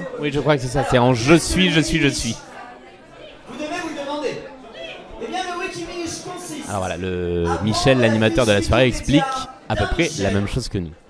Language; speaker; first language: French; native; French